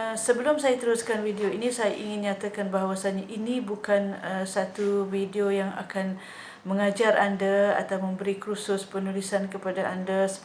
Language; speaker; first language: Malay; early bilingual, heritage; Malay